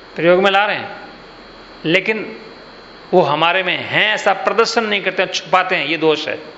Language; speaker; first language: Hindi; non-native, local second language; Gujarati